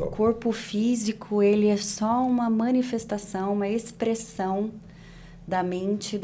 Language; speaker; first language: Portuguese; native; Portuguese